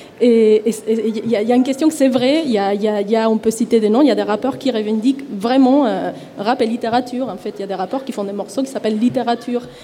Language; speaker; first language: French; non-native, fluent; Spanish